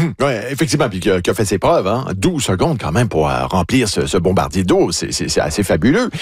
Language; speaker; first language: French; native; French